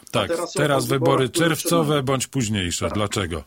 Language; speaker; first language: Polish; native; Polish